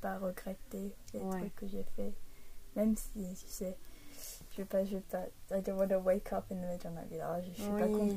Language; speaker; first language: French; early bilingual, heritage; English